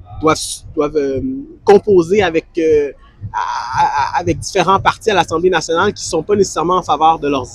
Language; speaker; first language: French; native; French